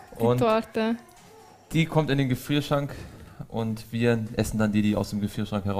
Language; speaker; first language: German; native; German